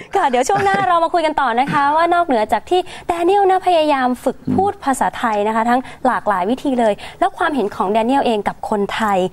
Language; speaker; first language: Thai; native; Thai